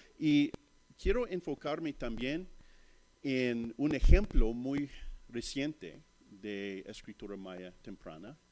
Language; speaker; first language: Spanish; non-native, fluent; English